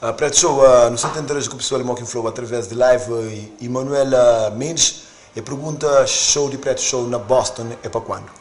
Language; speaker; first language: Portuguese; non-native, local second language; Kabuverdianu